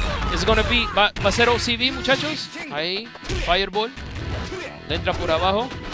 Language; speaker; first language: Spanish; early bilingual, heritage; Spanish